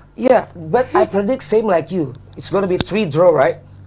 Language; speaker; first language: English; non-native, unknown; Indonesian